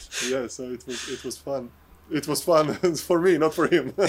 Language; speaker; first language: English; non-native, fluent; Bosnian